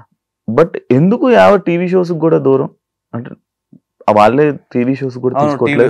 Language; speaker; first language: Telugu; native; Telugu